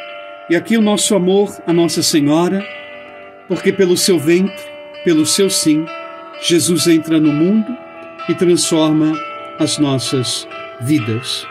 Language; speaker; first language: Portuguese; native; Portuguese